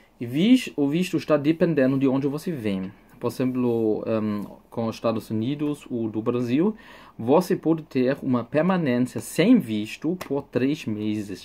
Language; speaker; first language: Portuguese; non-native, fluent; German